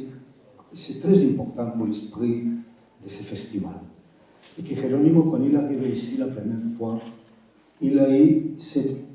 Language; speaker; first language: French; non-native, fluent; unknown